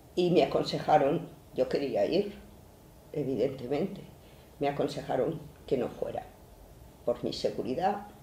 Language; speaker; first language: Spanish; native; Spanish